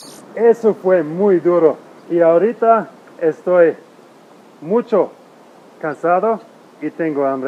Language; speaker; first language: Spanish; non-native, learner; German